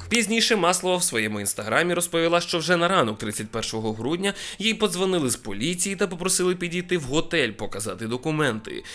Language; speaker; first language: Ukrainian; native; Ukrainian